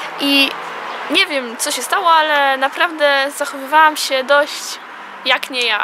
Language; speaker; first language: Polish; early bilingual, heritage; Polish